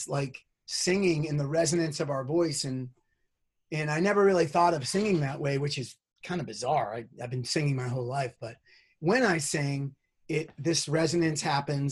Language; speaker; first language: English; native; English